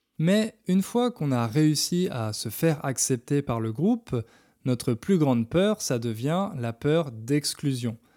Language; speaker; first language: French; native; French